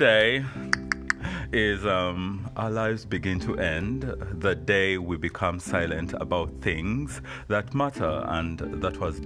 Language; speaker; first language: English; non-native, local second language; Ganda